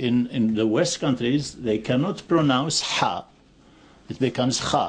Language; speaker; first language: English; non-native, fluent; Arabic